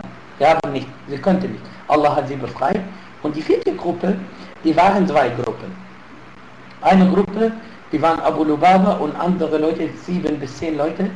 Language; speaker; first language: German; non-native, fluent; Arabic